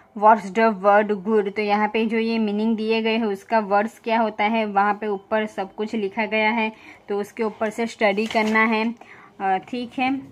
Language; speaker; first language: Hindi; non-native, local second language; Gujarati